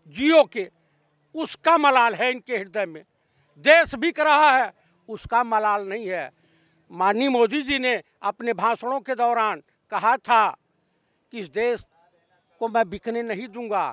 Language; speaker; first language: Hindi; native; Hindi